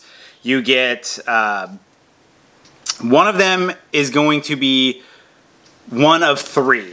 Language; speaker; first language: English; native; English